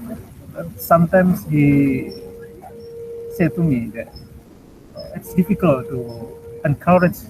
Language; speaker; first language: English; non-native, learner; Indonesian